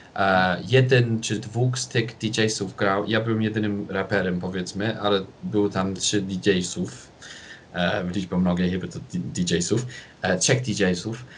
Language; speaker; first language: Polish; non-native, fluent; English